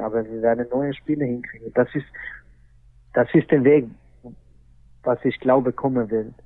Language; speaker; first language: German; non-native, fluent; Swedish